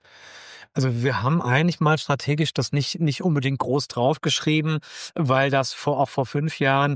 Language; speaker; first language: German; native; German